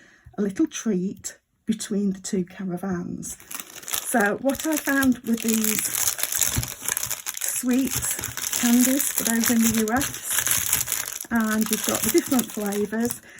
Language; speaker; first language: English; native; English